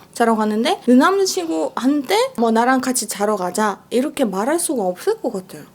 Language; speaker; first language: Korean; non-native, fluent; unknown